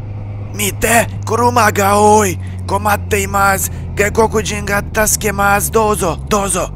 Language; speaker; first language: Japanese; non-native, learner; Russian